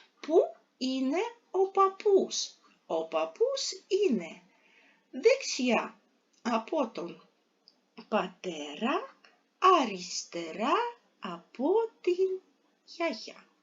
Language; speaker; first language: Greek; non-native, fluent; Ukrainian